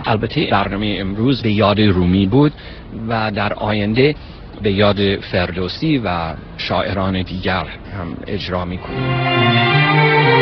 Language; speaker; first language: Persian; non-native, fluent; English